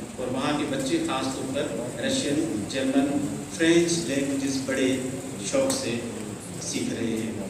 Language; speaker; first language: Urdu; non-native, local second language; Sindhi